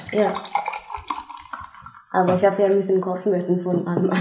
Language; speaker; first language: German; non-native, fluent; Indonesian